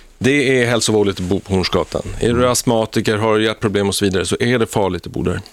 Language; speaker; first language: Swedish; native; Swedish